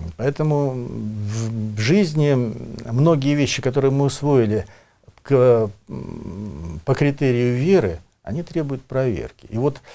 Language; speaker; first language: Russian; native; Russian